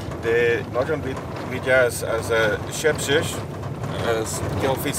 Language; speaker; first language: Hungarian; non-native, learner; Afrikaans